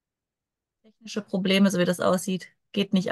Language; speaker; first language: German; native; German